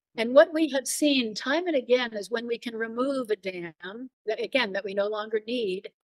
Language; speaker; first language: English; native; English